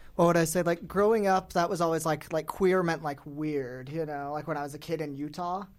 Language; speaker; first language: English; native; English